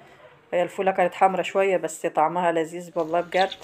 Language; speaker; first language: Arabic; native; Arabic